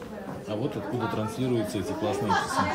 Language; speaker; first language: Russian; native; Russian